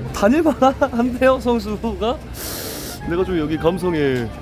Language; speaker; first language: Korean; native; Korean